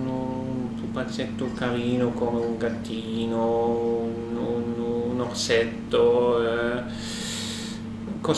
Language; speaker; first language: Italian; non-native, learner; German